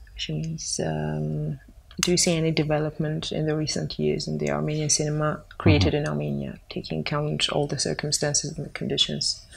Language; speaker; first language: English; non-native, fluent; Armenian